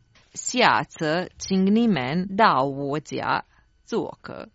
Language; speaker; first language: Chinese; non-native, learner; Croatian